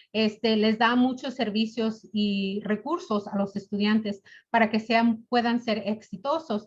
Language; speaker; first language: Spanish; early bilingual, other home language; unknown